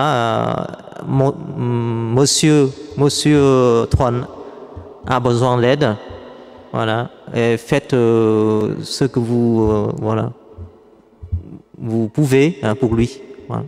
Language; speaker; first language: French; non-native, fluent; Vietnamese